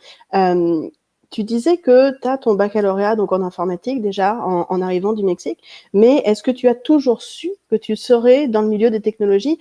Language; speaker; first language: French; native; French